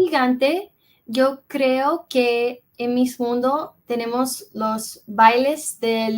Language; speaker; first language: Spanish; early bilingual, heritage; English